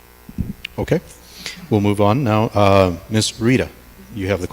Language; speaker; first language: English; native; English